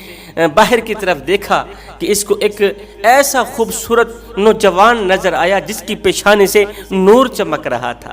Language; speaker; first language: Urdu; native; Urdu